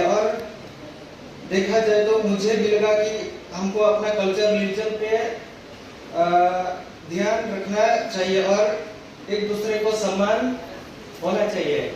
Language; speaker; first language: Hindi; non-native, local second language; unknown